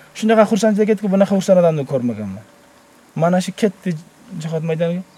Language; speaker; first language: Uzbek; native; Uzbek